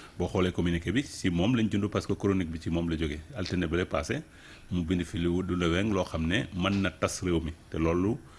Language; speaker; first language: Wolof; non-native, local second language; Serer